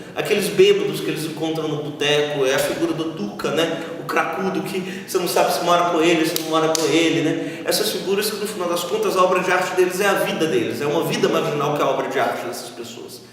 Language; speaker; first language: Portuguese; native; Portuguese